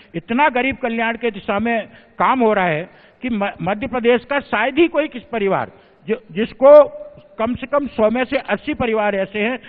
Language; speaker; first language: Hindi; native; Hindi